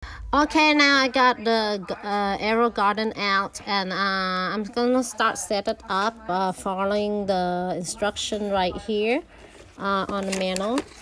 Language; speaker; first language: English; non-native, fluent; Vietnamese